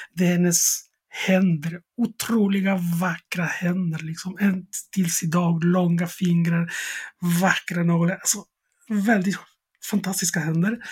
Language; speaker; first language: Swedish; non-native, fluent; Spanish